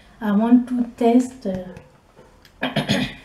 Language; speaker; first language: English; non-native, learner; French